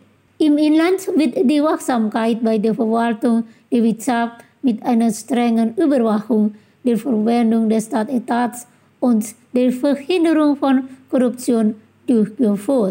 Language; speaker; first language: German; non-native, fluent; Indonesian